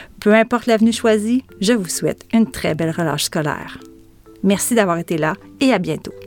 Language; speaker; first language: French; native; French